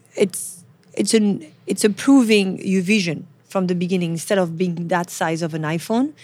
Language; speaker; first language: English; non-native, fluent; French